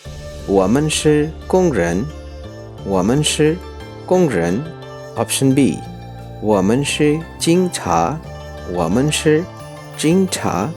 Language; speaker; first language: Chinese; non-native, fluent; Urdu